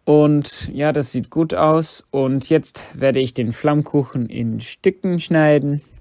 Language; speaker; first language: German; non-native, fluent; English